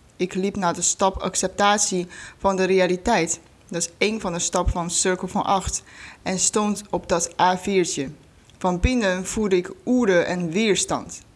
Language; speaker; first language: Dutch; non-native, fluent; Chinese